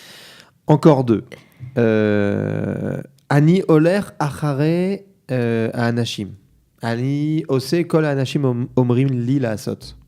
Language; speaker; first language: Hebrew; non-native, learner; French